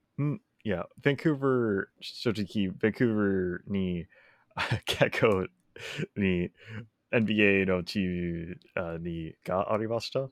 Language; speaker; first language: Japanese; non-native, learner; English